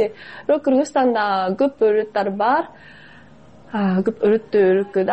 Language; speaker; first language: Kyrgyz; non-native, fluent; Japanese